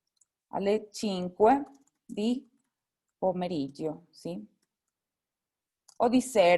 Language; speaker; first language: Italian; non-native, fluent; Spanish